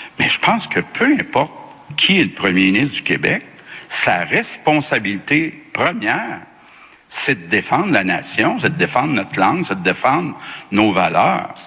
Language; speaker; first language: French; native; French